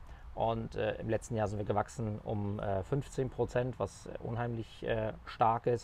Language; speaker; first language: German; native; German